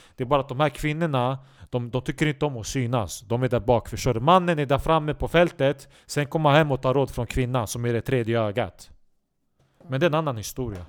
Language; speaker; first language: Swedish; non-native, local second language; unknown